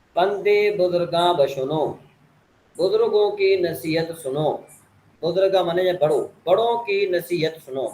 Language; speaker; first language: Urdu; native; Urdu